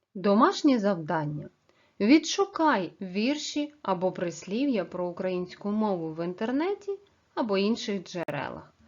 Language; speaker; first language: Ukrainian; native; Ukrainian